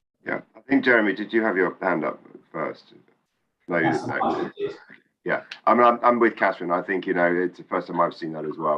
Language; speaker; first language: English; native; English